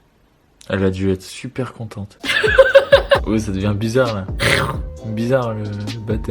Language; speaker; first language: French; native; French